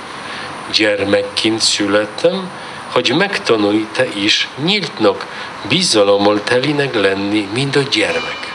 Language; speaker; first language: Hungarian; non-native, learner; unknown